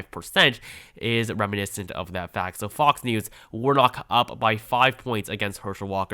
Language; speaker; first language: English; native; English